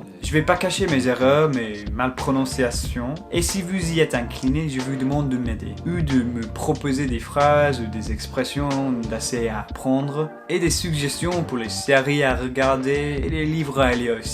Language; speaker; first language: French; non-native, fluent; English